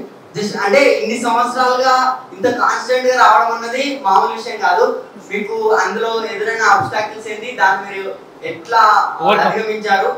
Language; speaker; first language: Telugu; native; Telugu